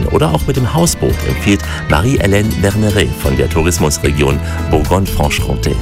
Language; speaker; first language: German; native; German